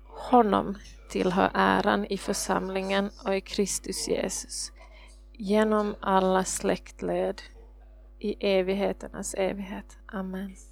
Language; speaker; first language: Swedish; non-native, fluent; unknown